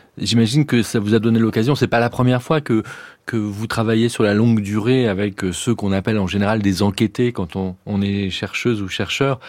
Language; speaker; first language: French; native; French